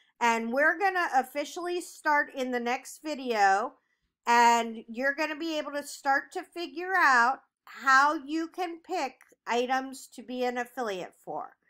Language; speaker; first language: English; native; English